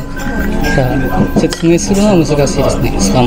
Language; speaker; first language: Japanese; non-native, learner; Indonesian